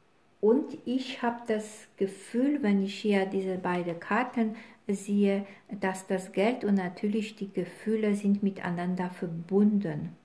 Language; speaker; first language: German; non-native, fluent; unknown